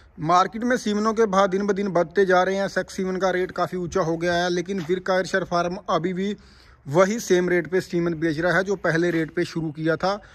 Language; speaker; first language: Hindi; non-native, local second language; Punjabi